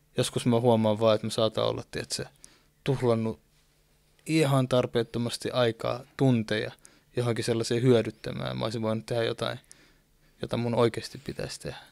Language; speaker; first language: Finnish; early bilingual, other home language; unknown